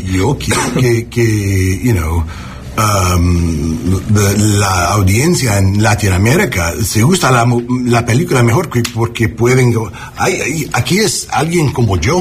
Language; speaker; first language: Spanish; early bilingual, heritage; English